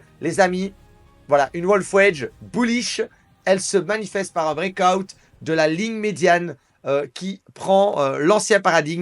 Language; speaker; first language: French; native; French